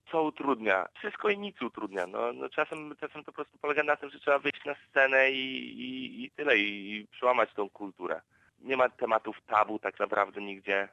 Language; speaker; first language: Polish; native; Polish